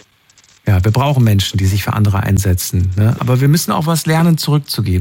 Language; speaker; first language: German; native; German